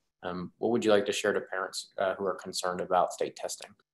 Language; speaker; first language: English; native; English